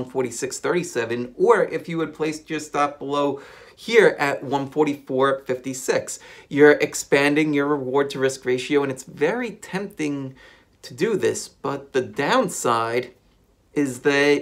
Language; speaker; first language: English; native; English